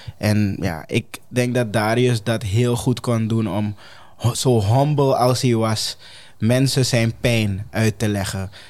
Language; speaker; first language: Dutch; non-native, fluent; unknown